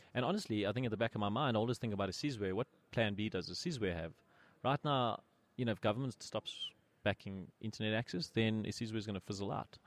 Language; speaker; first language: English; native; English